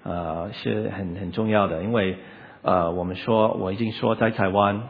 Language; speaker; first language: Chinese; non-native, learner; English